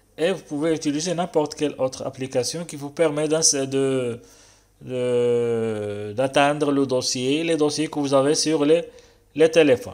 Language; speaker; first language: French; non-native, local second language; Arabic